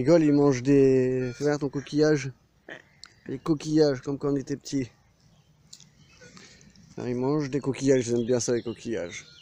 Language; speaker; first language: French; native; French